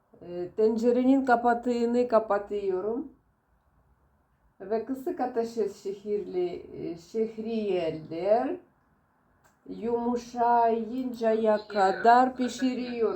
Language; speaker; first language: Turkish; non-native, learner; Ukrainian